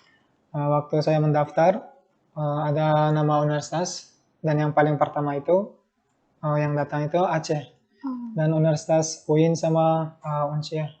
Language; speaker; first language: Indonesian; non-native, fluent; Turkmen